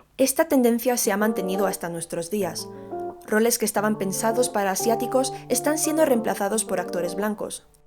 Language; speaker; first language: Spanish; early bilingual, other home language; Chinese